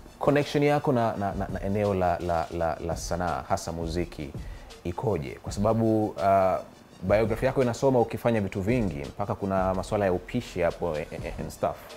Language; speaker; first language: Swahili; native; Swahili